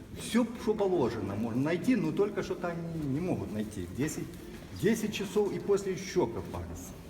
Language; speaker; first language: Russian; native; Russian